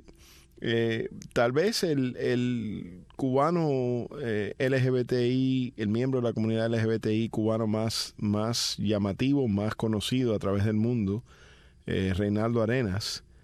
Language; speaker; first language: Spanish; early bilingual, heritage; Spanish